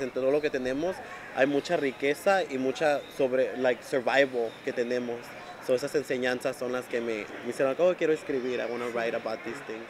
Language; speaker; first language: Spanish; early bilingual, heritage; Spanish